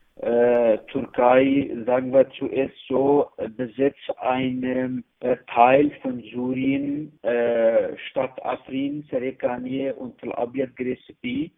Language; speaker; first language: German; non-native, learner; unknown